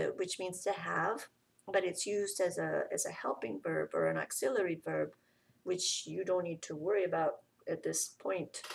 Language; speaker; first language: English; native; English